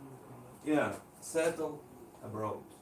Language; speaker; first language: English; non-native, learner; Russian